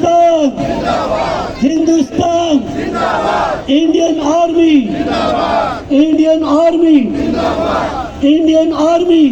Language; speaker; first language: Hindi; non-native, local second language; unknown